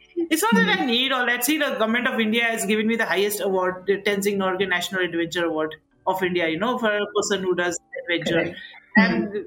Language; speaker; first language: English; non-native, local second language; Nepali